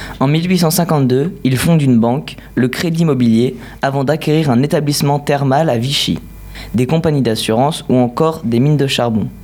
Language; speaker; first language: French; native; French